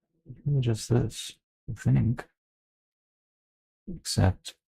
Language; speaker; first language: English; native; English